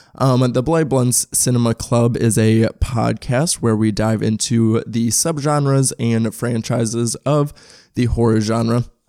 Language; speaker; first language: English; native; English